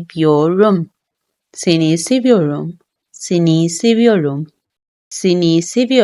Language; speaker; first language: Turkish; non-native, learner; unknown